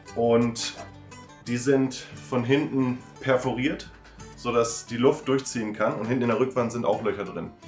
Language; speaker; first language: German; non-native, fluent; Danish